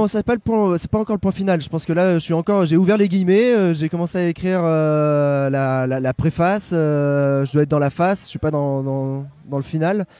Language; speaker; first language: French; native; French